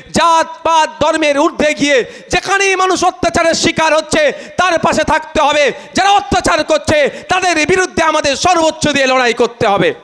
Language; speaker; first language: Bangla; native; Bangla